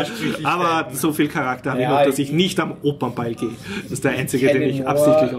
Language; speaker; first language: German; native; German